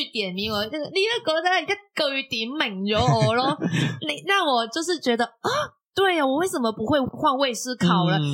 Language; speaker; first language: Chinese; non-native, local second language; Cantonese